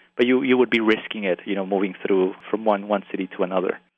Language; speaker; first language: English; early bilingual, other home language; Spanish